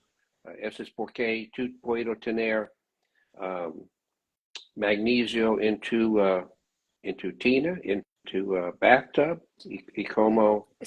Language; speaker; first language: Spanish; non-native, learner; English